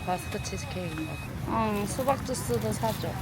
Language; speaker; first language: Korean; native; Korean